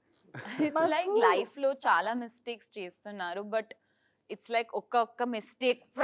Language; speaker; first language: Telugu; non-native, learner; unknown